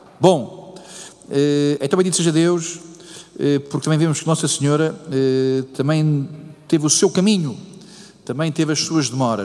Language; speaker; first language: Portuguese; native; Portuguese